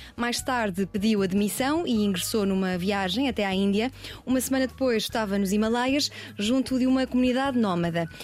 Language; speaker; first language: Portuguese; native; Portuguese